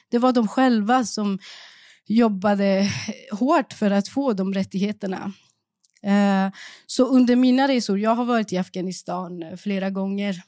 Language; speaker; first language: Swedish; early bilingual, other home language; Persian